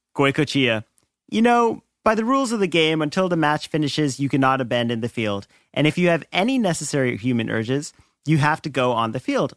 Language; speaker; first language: English; native; English